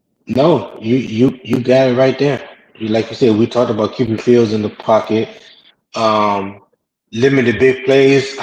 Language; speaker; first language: English; native; English